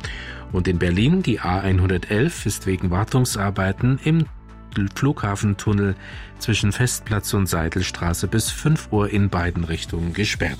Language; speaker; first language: German; native; German